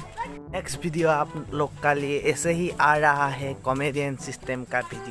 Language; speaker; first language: Hindi; non-native, local second language; Assamese